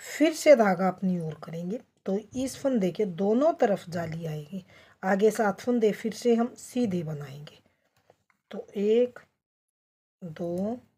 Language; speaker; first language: Hindi; native; Hindi